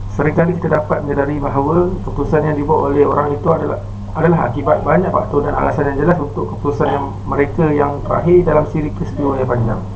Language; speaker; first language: Malay; native; Malay